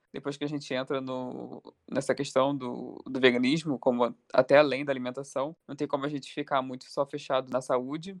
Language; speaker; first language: Portuguese; native; Portuguese